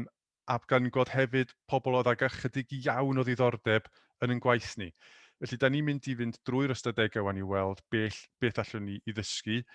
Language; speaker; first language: Welsh; native; Welsh